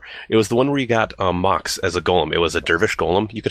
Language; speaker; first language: English; native; English